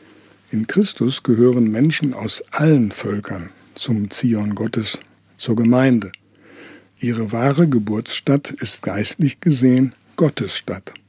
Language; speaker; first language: German; native; German